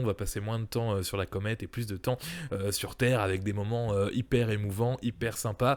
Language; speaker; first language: French; native; French